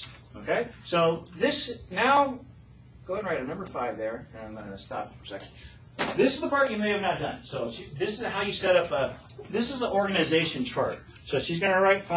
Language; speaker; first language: English; native; English